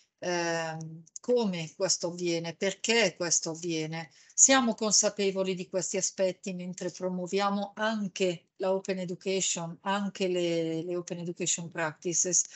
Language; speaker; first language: Italian; native; Italian